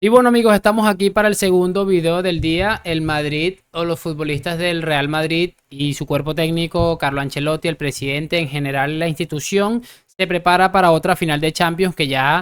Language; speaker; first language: Spanish; native; Spanish